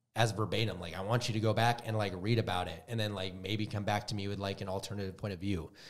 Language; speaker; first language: English; native; English